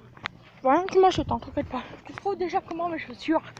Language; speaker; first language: French; native; French